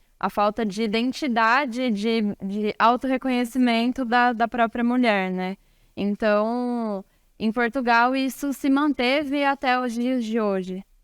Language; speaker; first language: Portuguese; native; Portuguese